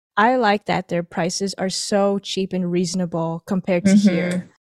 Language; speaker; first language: English; early bilingual, other home language; Filipino